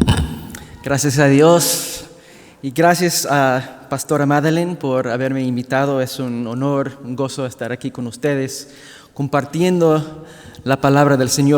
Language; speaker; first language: Spanish; non-native, fluent; English